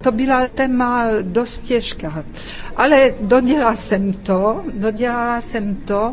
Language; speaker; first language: Czech; non-native, fluent; French